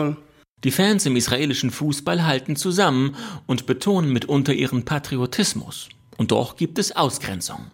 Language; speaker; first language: German; native; German